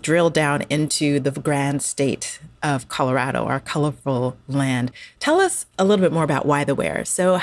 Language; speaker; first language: English; native; English